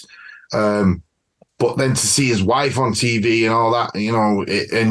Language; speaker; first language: English; native; English